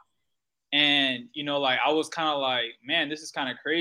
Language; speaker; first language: English; native; English